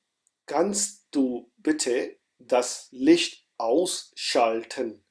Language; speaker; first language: German; non-native, fluent; Urdu